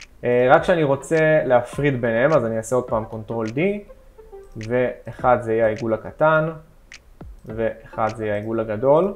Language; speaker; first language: Hebrew; native; Hebrew